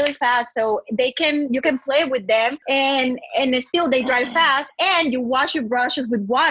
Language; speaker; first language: English; non-native, fluent; Spanish